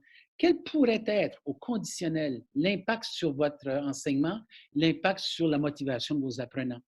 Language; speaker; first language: French; native; French